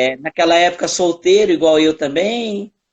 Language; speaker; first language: Portuguese; native; Portuguese